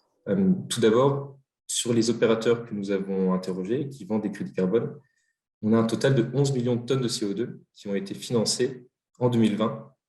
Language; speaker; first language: French; native; French